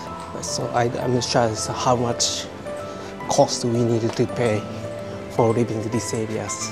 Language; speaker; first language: English; non-native, learner; Japanese